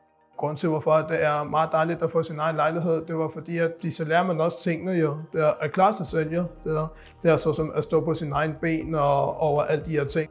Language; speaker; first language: Danish; non-native, local second language; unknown